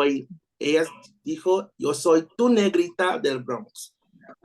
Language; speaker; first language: Spanish; non-native, learner; English